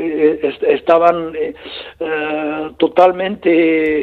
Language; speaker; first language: Spanish; non-native, learner; French